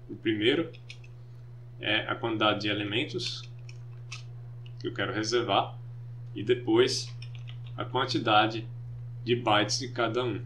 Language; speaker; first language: Portuguese; native; Portuguese